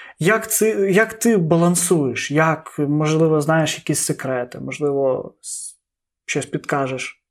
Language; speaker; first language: Ukrainian; non-native, local second language; Russian